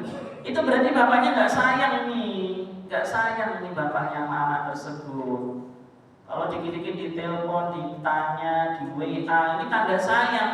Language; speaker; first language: Indonesian; native; Indonesian